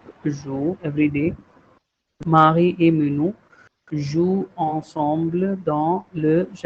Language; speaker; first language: French; non-native, fluent; Hindi